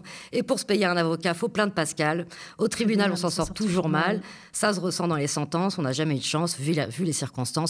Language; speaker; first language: French; native; French